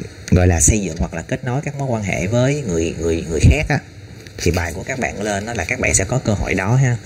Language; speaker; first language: Vietnamese; native; Vietnamese